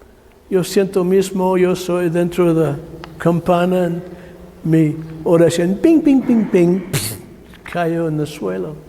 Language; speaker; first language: Spanish; non-native, learner; English